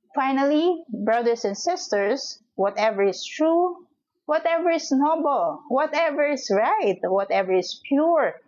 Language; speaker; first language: English; non-native, local second language; Filipino